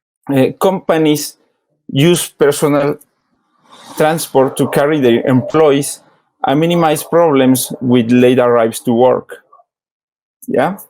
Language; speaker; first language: English; non-native, learner; Spanish